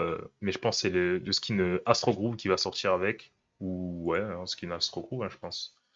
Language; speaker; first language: French; native; French